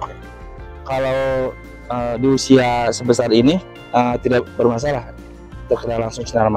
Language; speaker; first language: Indonesian; native; Indonesian